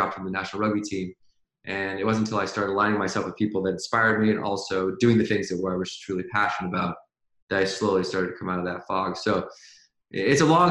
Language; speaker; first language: English; native; English